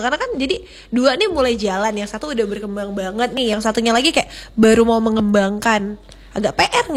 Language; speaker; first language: Indonesian; native; Indonesian